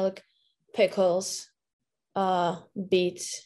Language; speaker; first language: English; non-native, fluent; Lithuanian